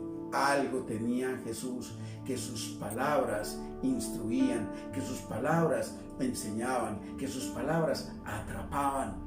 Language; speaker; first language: Spanish; native; Spanish